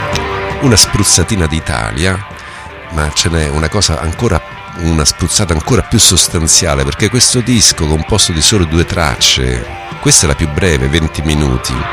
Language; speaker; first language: Italian; native; Italian